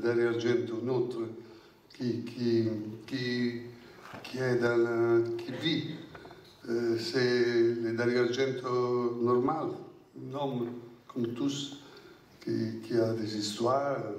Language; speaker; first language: French; non-native, fluent; Italian